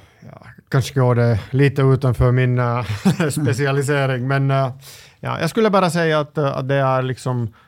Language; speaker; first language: Swedish; non-native, local second language; Finnish